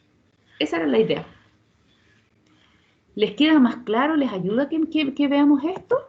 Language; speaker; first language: Spanish; native; Spanish